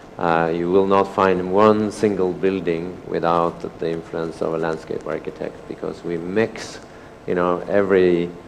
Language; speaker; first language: English; non-native, fluent; Norwegian